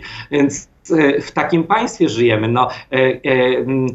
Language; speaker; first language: Polish; native; Polish